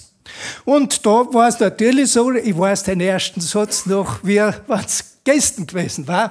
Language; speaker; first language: German; native; German